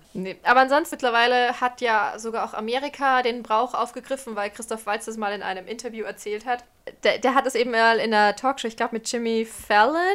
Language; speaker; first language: German; early bilingual, other home language; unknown